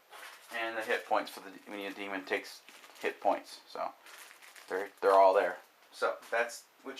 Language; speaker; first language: English; native; English